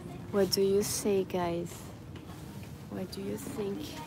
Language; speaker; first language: English; non-native, fluent; French